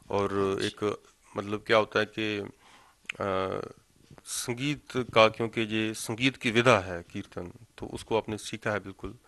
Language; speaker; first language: Hindi; non-native, local second language; Punjabi